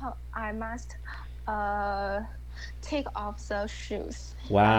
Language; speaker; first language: English; non-native, learner; Chinese